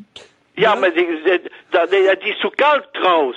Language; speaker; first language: German; non-native, learner; French